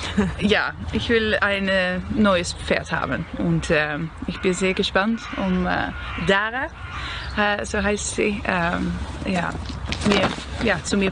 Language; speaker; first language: German; non-native, learner; Dutch